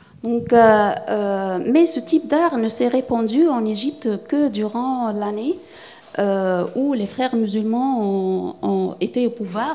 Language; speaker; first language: French; non-native, fluent; Arabic